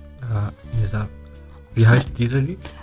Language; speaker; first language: German; non-native, learner; Arabic